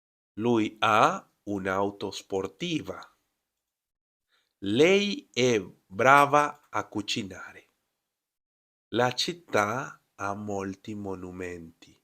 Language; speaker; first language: Italian; non-native, fluent; Spanish